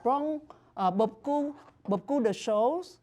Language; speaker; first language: French; non-native, learner; Vietnamese